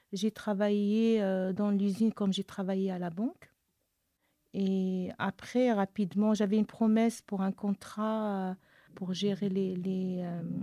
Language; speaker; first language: French; non-native, local second language; Arabic